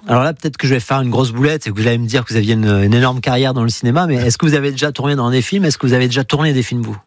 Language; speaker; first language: French; native; French